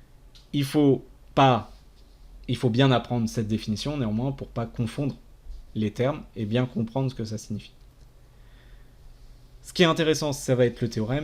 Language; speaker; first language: French; native; French